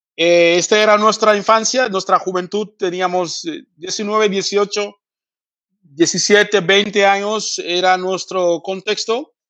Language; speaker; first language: Spanish; early bilingual, other home language; Fang